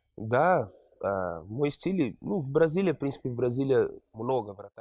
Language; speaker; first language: Russian; non-native, learner; Portuguese